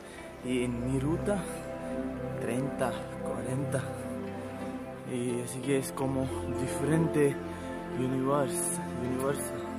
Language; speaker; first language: Spanish; non-native, learner; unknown